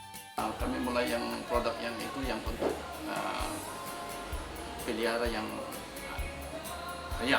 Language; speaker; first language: Indonesian; non-native, fluent; Filipino